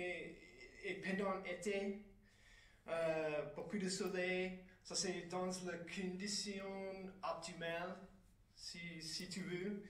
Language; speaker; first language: French; non-native, fluent; English